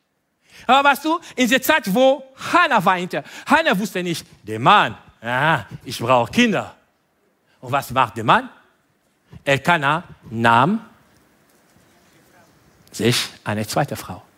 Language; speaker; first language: German; non-native, fluent; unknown